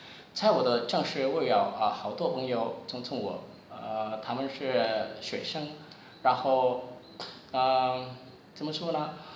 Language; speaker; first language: Chinese; non-native, learner; Indonesian